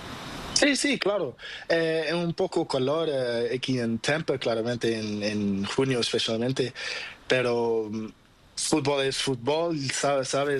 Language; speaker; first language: Spanish; non-native, learner; Portuguese